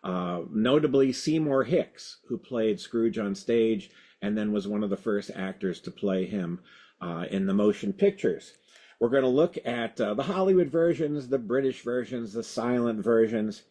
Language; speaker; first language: English; native; English